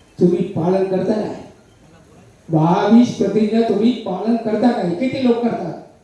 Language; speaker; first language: Marathi; non-native, fluent; Sinhala